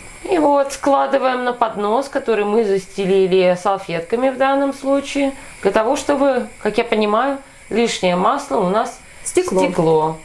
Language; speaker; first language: Russian; native; Russian